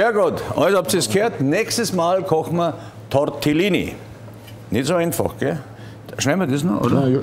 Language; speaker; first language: German; native; German